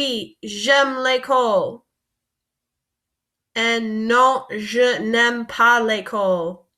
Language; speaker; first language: French; non-native, fluent; English